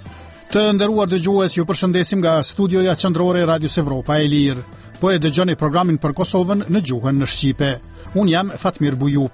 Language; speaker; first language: Albanian; native; Albanian